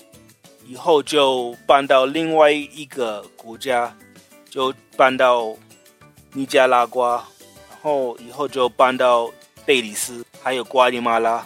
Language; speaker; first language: Chinese; non-native, fluent; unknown